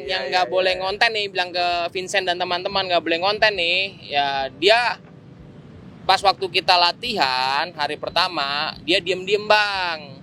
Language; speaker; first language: Indonesian; native; Indonesian